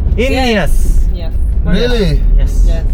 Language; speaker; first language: English; non-native, learner; Korean